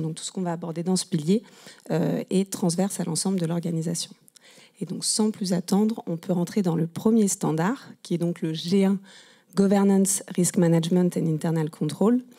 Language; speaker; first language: French; native; French